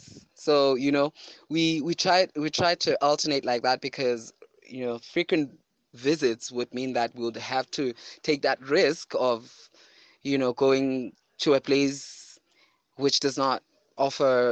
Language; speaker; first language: English; non-native, local second language; Southern Sotho